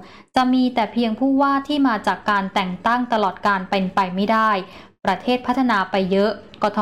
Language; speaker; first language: Thai; native; Thai